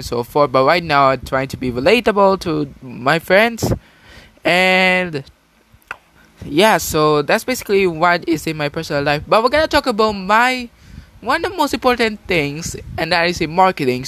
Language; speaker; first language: English; non-native, local second language; Filipino